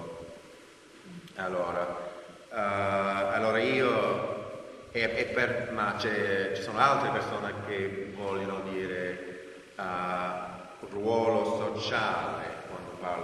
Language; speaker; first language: Italian; non-native, fluent; English